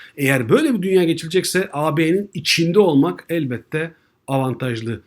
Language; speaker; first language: Turkish; native; Turkish